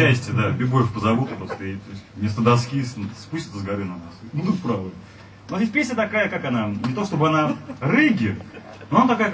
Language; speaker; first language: Russian; native; Russian